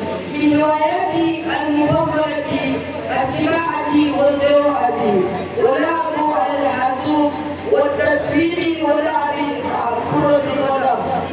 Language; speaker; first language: Arabic; non-native, learner; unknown